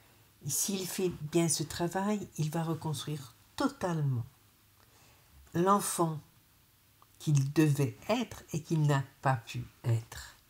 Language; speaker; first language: French; native; French